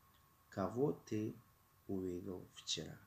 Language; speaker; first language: Russian; non-native, local second language; Tajik